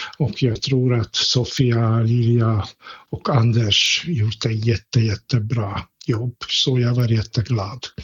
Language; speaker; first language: Swedish; non-native, fluent; Hungarian